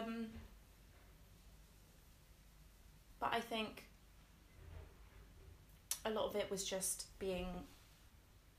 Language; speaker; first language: English; native; English